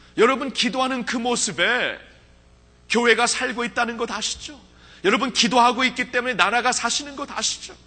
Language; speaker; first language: Korean; early bilingual, heritage; Korean